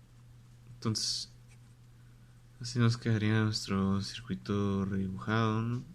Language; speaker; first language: Spanish; native; Spanish